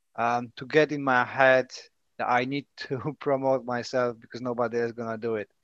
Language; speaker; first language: English; non-native, fluent; Polish